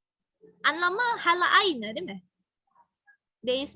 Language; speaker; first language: Turkish; non-native, fluent; Indonesian